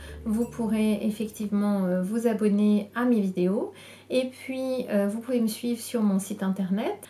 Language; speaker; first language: French; native; French